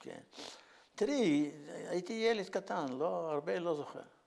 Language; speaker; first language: Hebrew; non-native, fluent; Yiddish